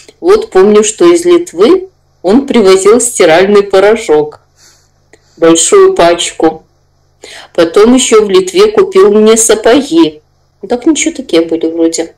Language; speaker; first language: Russian; native; Russian